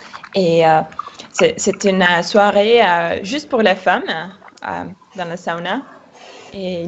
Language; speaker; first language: French; non-native, fluent; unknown